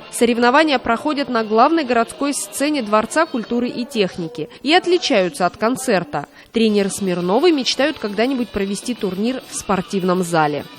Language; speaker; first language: Russian; native; Russian